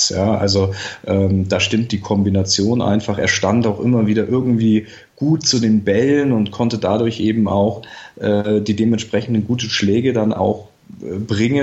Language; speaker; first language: German; native; German